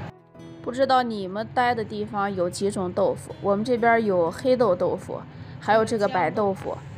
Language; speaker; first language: Chinese; native; Chinese